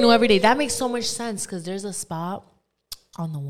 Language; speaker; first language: English; non-native, fluent; Spanish